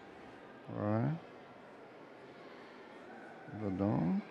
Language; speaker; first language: French; non-native, learner; Serbian